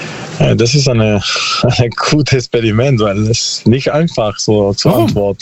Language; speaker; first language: German; non-native, learner; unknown